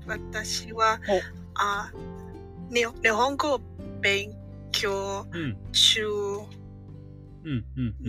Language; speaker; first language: Japanese; non-native, learner; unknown